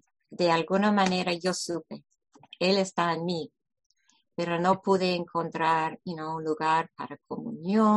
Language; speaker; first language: Spanish; non-native, fluent; English